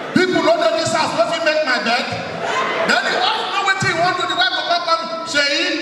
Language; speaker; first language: Nigerian Pidgin; non-native, local second language; Yoruba